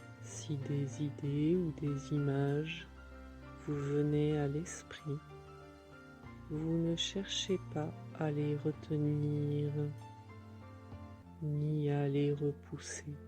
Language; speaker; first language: French; native; French